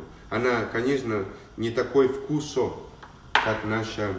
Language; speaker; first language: Russian; non-native, learner; Italian